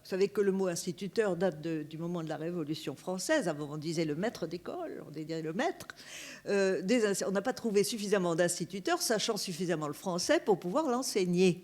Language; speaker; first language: French; native; French